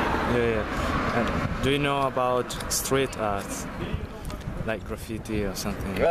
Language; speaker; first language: English; non-native, fluent; Italian